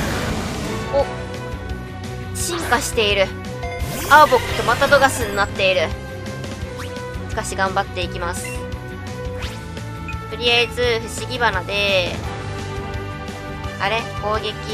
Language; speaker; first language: Japanese; native; Japanese